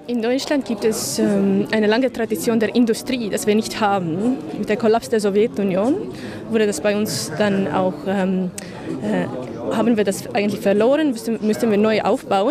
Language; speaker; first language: German; non-native, fluent; Estonian